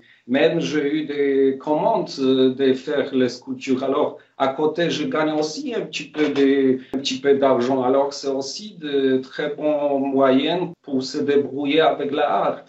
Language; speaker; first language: French; non-native, fluent; Polish